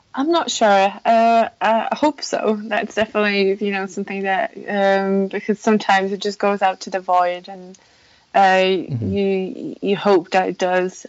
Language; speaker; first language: English; non-native, fluent; Polish